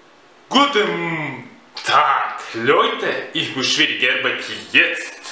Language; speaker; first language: German; non-native, learner; Russian